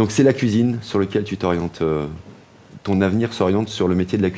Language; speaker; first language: French; native; French